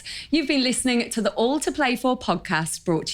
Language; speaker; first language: English; native; English